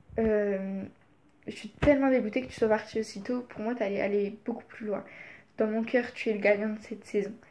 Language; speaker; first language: French; native; French